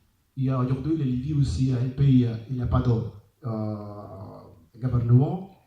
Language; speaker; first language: French; non-native, learner; Arabic